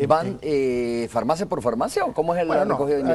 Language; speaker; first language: Spanish; native; Spanish